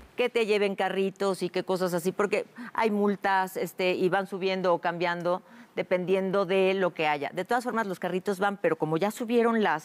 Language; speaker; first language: Spanish; native; Spanish